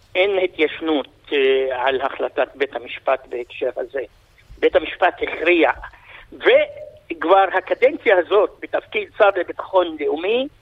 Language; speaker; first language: Hebrew; non-native, local second language; Arabic